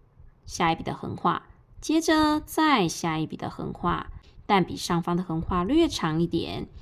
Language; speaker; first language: Chinese; native; Chinese